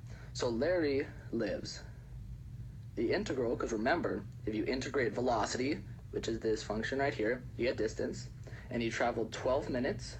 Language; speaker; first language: English; native; English